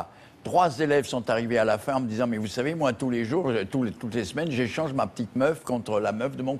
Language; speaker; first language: French; native; French